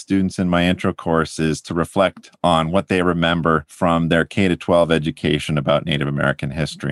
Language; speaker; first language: English; native; English